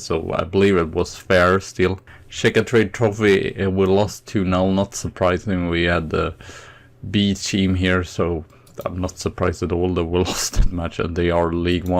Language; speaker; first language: English; non-native, fluent; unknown